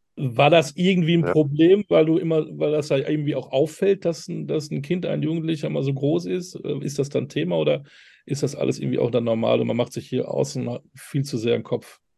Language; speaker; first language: German; native; German